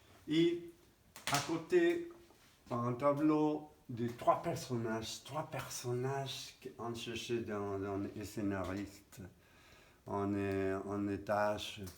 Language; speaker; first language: French; non-native, fluent; Spanish